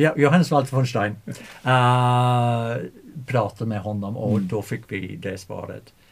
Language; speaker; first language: Swedish; non-native, fluent; English